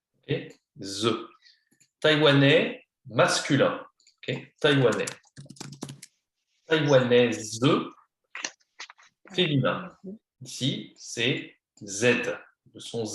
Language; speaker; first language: French; non-native, fluent; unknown